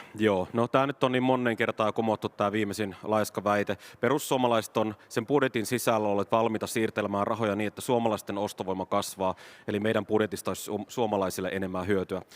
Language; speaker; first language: Finnish; native; Finnish